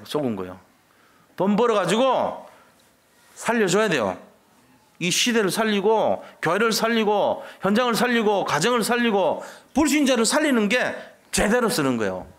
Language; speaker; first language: Korean; native; Korean